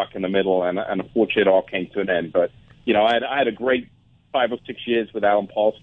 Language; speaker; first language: English; native; English